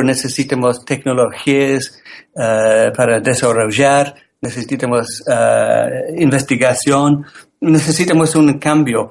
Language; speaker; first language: Spanish; non-native, learner; English